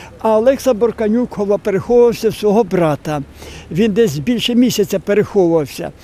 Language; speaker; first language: Ukrainian; native; Ukrainian